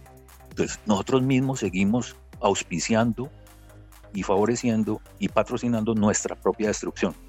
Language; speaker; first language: Spanish; native; Spanish